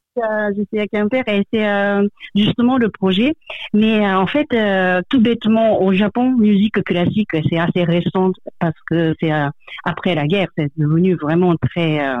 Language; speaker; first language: French; non-native, fluent; Japanese